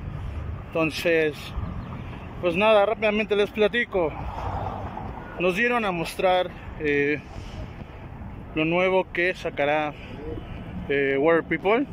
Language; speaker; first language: Spanish; native; Spanish